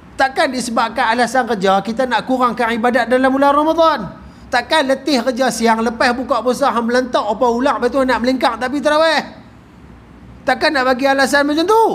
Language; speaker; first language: Malay; native; Malay